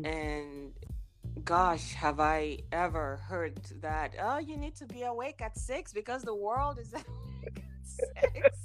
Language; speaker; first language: English; non-native, local second language; Igbo